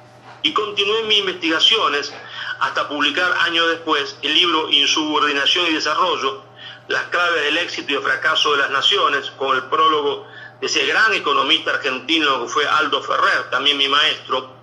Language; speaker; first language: Spanish; native; Spanish